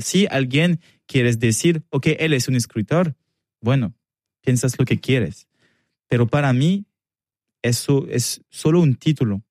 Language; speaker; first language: Spanish; non-native, learner; French